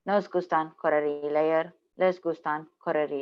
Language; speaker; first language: Spanish; non-native, learner; English